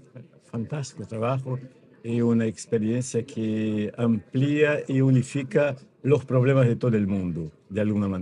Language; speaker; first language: Spanish; non-native, fluent; Portuguese